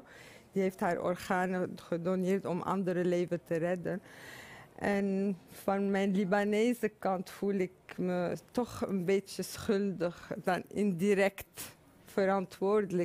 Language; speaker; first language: Dutch; non-native, fluent; Arabic